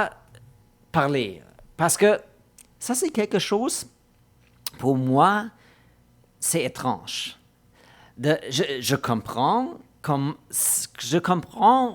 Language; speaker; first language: French; non-native, fluent; German